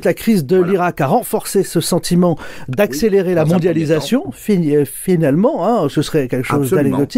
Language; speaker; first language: French; native; French